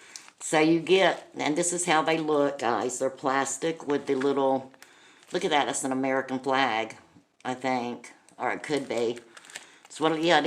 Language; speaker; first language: English; native; English